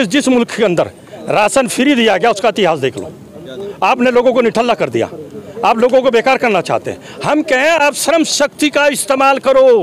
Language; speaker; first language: Hindi; native; Hindi